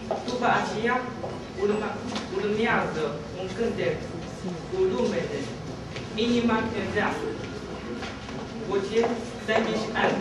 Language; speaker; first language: Romanian; non-native, learner; Chinese